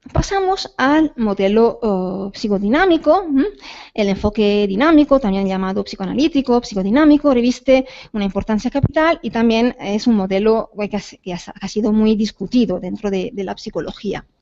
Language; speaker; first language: Spanish; native; Spanish